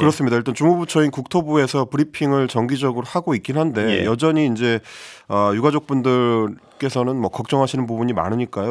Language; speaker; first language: Korean; native; Korean